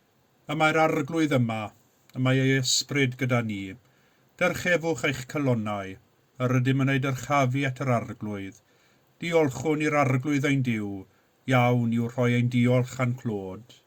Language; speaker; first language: Welsh; native; Welsh